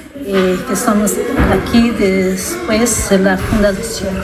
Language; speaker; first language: Spanish; non-native, learner; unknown